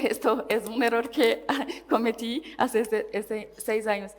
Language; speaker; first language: Spanish; non-native, learner; Portuguese